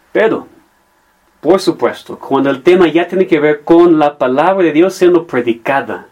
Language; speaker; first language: Spanish; non-native, fluent; English